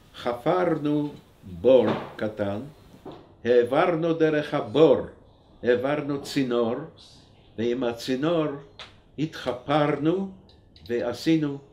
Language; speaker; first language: Hebrew; non-native, fluent; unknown